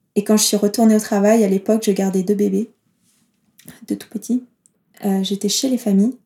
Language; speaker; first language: French; native; French